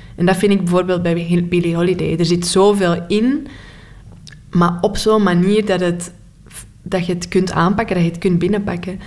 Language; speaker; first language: Dutch; native; Dutch